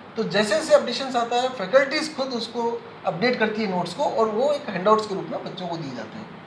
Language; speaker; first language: Hindi; native; Hindi